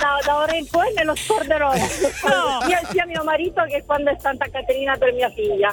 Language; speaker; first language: Italian; native; Italian